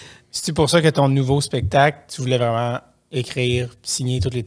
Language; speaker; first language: French; native; French